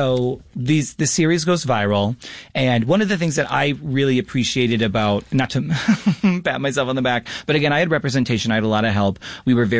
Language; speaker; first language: English; native; English